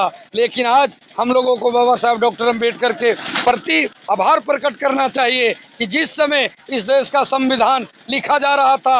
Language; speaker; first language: Hindi; native; Hindi